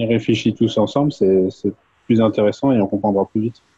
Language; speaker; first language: French; native; French